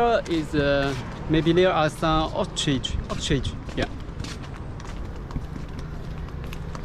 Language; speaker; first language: English; non-native, learner; Chinese